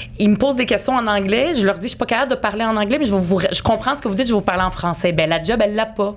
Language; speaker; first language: French; early bilingual, other home language; Arabic